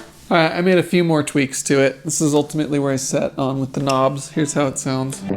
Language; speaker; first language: English; native; English